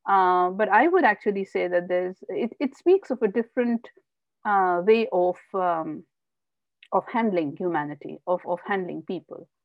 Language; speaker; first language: English; non-native, local second language; Hindi